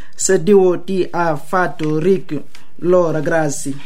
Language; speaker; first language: Italian; non-native, fluent; Wolof